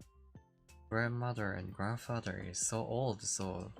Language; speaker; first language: English; non-native, learner; Korean